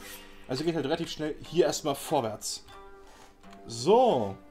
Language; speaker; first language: German; native; German